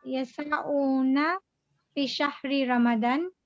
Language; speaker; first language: Arabic; non-native, learner; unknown